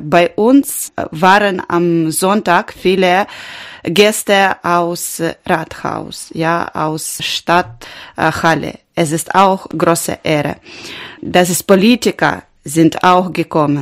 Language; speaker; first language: German; non-native, learner; Ukrainian